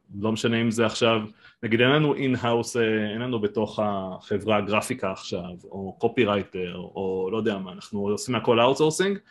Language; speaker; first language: Hebrew; native; Hebrew